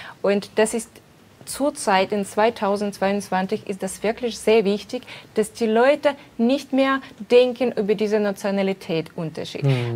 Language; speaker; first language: German; non-native, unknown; Russian